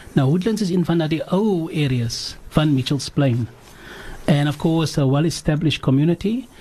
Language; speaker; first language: English; native; English